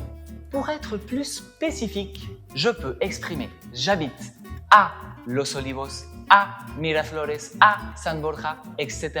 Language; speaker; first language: French; non-native, fluent; Spanish